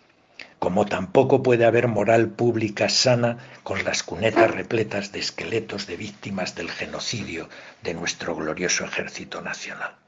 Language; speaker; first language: Spanish; native; Spanish